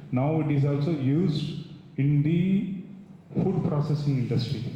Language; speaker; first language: English; non-native, local second language; Telugu